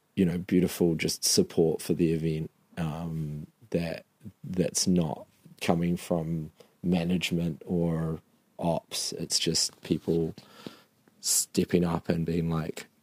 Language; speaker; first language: English; native; English